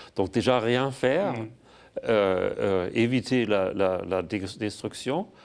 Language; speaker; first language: French; non-native, fluent; German